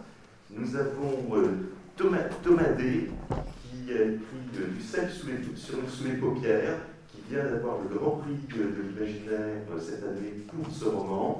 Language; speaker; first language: French; native; French